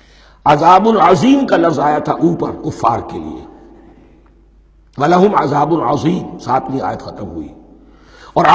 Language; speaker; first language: Urdu; native; Urdu